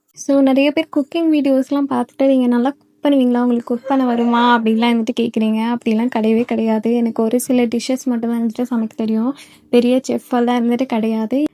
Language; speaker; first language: Tamil; non-native, local second language; Malayalam